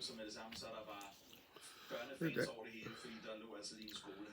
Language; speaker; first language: Danish; native; Danish